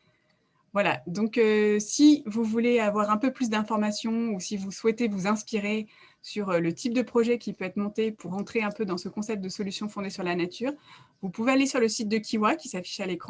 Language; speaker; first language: French; native; French